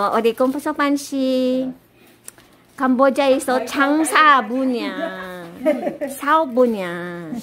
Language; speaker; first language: Korean; non-native, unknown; Filipino